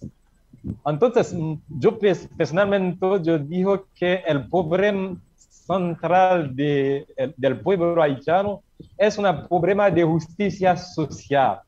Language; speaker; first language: Spanish; non-native, learner; Haitian Creole